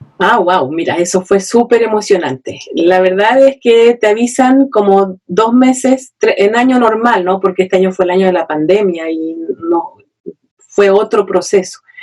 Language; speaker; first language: Spanish; native; Spanish